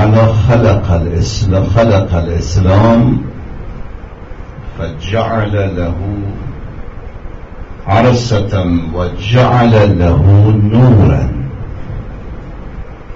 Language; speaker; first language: Arabic; non-native, fluent; Persian